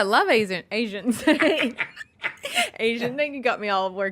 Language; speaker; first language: English; native; English